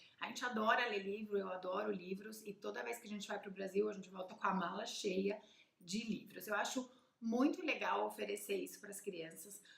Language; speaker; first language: Portuguese; native; Portuguese